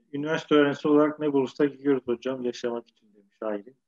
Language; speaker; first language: Turkish; native; Turkish